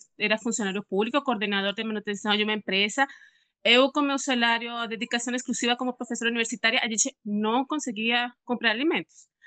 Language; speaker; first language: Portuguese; non-native, fluent; Spanish